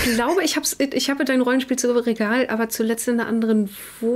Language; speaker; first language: German; native; German